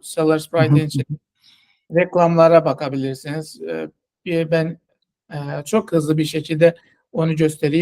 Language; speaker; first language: Turkish; non-native, fluent; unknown